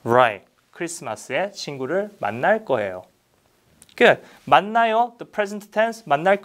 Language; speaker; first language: Korean; non-native, fluent; English